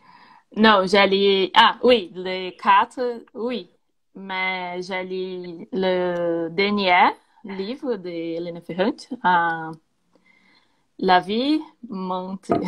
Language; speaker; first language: French; non-native, learner; Portuguese